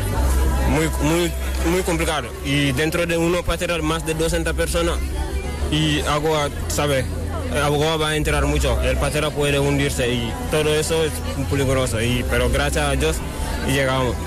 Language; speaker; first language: Spanish; non-native, learner; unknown